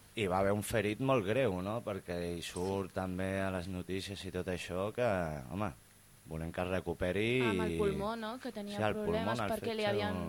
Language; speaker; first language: Catalan; non-native, local second language; Spanish